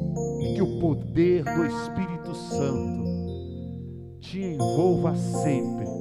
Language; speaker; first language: Portuguese; native; Portuguese